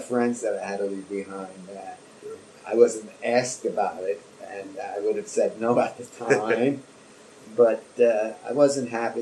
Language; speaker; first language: English; native; English